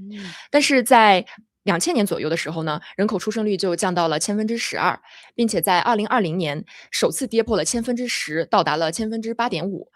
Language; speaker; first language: Chinese; native; Chinese